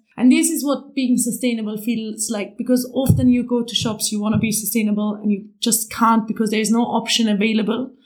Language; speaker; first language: English; non-native, fluent; German